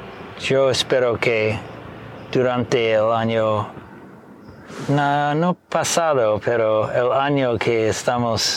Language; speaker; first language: Spanish; non-native, learner; English